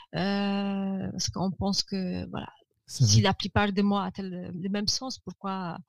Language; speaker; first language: French; non-native, fluent; Polish